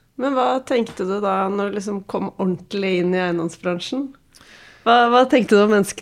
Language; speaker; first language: Norwegian; native; Norwegian